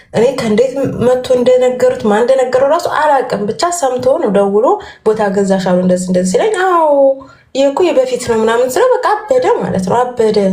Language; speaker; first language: Amharic; native; Amharic